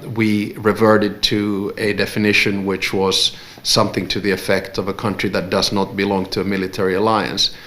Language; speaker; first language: English; non-native, fluent; Finnish